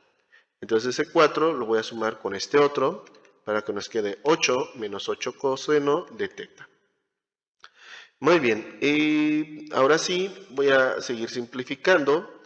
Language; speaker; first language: Spanish; native; Spanish